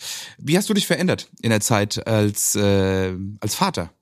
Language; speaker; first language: German; native; German